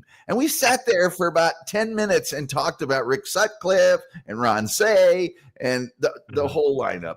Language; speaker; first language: English; native; English